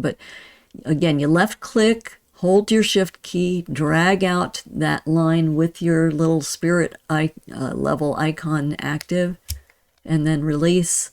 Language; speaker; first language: English; native; English